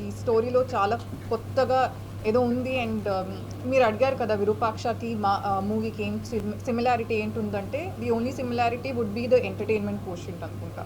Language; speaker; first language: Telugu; non-native, fluent; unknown